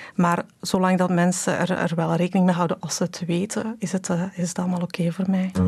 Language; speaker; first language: Dutch; early bilingual, other home language; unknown